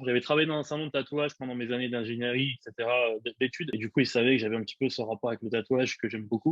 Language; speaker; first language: French; native; French